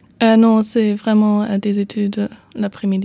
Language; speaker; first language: French; non-native, learner; German